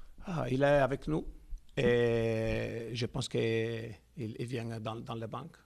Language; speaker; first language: French; non-native, learner; Italian